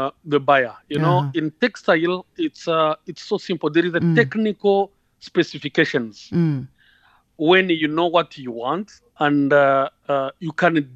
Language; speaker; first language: English; non-native, local second language; Kinyarwanda